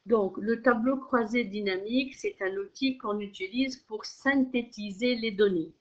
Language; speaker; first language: French; non-native, local second language; Arabic